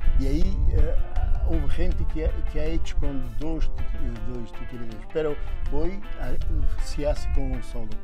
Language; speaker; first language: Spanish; non-native, learner; Portuguese